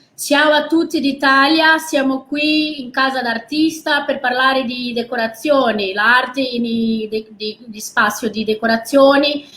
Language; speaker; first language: Italian; non-native, learner; Portuguese